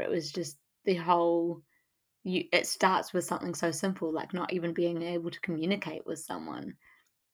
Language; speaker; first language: English; native; English